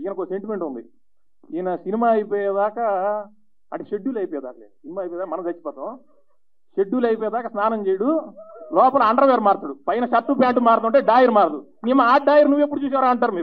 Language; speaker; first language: Telugu; native; Telugu